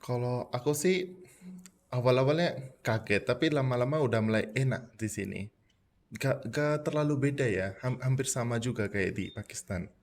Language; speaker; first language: Indonesian; non-native, fluent; Punjabi